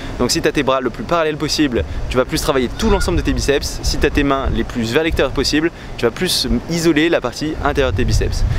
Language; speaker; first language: French; native; French